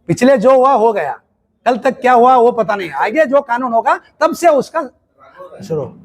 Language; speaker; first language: Hindi; non-native, local second language; Kannada